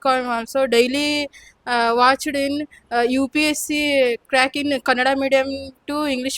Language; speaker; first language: English; non-native, local second language; Kannada